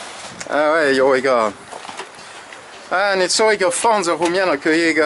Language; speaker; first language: Chinese; non-native, learner; French